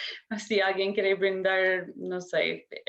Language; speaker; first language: Spanish; non-native, fluent; English